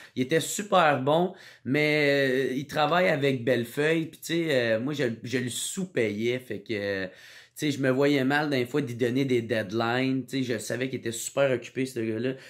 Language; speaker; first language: French; native; French